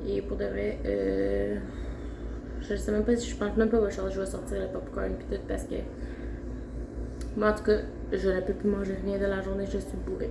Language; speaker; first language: French; native; French